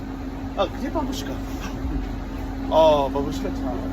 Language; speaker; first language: Russian; non-native, learner; English